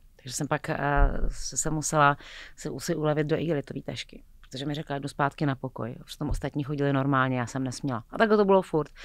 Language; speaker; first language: Czech; native; Czech